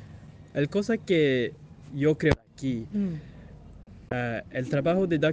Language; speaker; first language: Spanish; non-native, learner; English